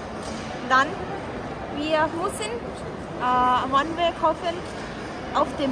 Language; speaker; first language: German; non-native, learner; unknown